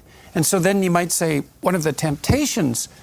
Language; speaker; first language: English; native; English